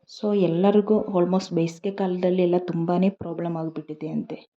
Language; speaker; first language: Kannada; non-native, local second language; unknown